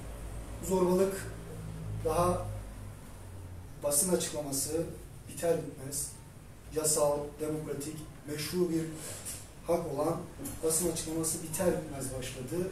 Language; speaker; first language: Turkish; native; Turkish